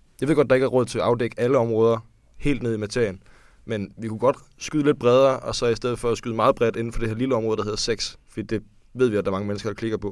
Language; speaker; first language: Danish; native; Danish